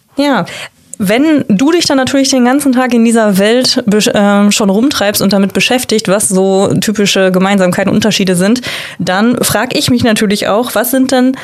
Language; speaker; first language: German; native; German